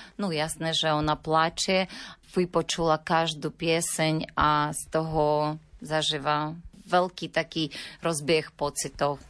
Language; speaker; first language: Slovak; non-native, learner; Ukrainian